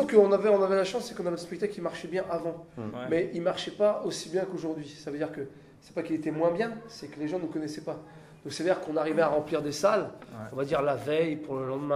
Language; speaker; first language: French; native; French